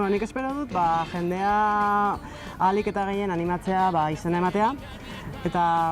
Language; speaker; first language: Basque; non-native, local second language; Spanish